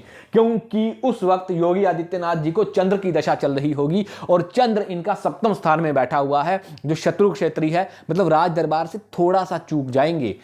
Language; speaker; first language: Hindi; native; Hindi